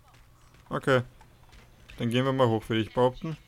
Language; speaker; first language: German; native; German